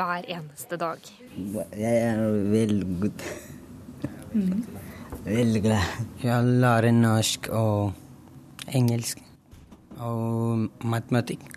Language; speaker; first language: Norwegian; non-native, learner; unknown